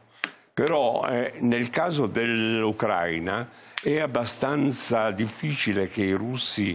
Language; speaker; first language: Italian; native; Italian